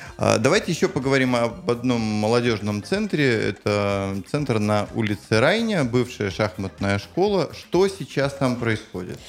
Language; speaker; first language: Russian; native; Russian